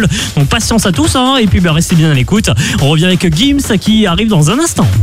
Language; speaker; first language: French; native; French